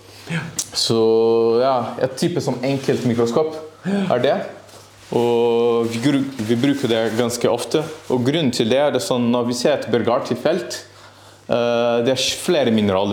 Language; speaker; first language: Norwegian; non-native, learner; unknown